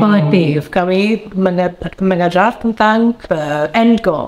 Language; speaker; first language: Indonesian; non-native, learner; English